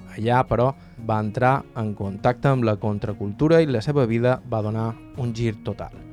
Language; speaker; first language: Catalan; native; Catalan